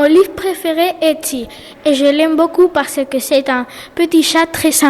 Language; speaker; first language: French; non-native, fluent; Spanish